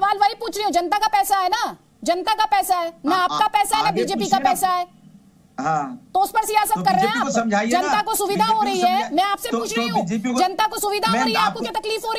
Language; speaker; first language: Hindi; native; Hindi